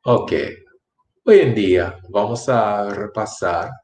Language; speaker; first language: Spanish; non-native, fluent; English